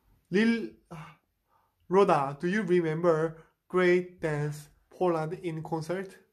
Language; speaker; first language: English; non-native, learner; Korean